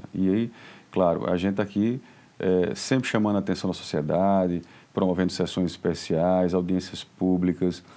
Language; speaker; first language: Portuguese; native; Portuguese